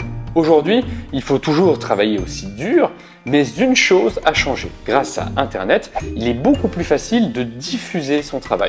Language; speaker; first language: French; native; French